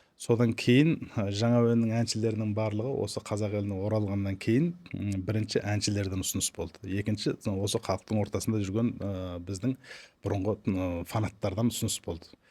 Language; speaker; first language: Kazakh; early bilingual, heritage; Kazakh